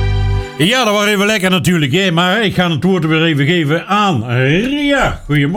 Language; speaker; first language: Dutch; native; Dutch